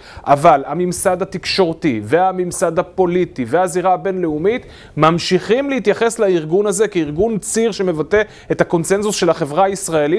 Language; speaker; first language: Hebrew; native; Hebrew